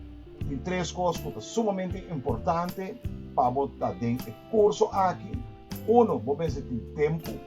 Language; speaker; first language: Portuguese; non-native, learner; Papiamento